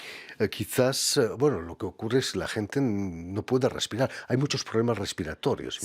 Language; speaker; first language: Spanish; native; Spanish